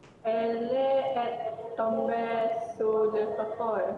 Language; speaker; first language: French; non-native, learner; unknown